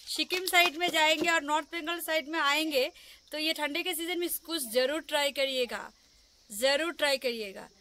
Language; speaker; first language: Hindi; non-native, local second language; Bangla